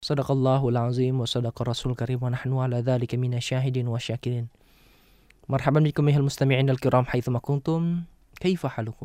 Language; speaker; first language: Arabic; non-native, fluent; Indonesian